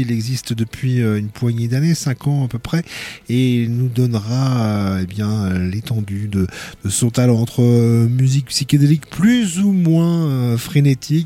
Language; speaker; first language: French; native; French